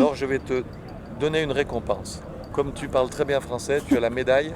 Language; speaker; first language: French; native; French